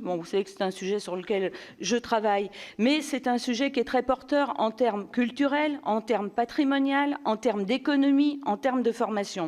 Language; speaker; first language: French; native; French